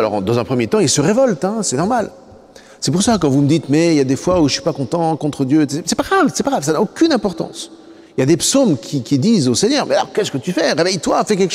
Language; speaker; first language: French; native; French